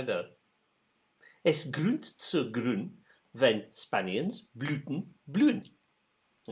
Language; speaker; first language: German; non-native, learner; English